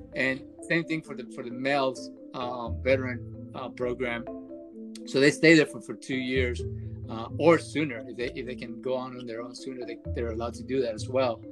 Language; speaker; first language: English; early bilingual, other home language; Spanish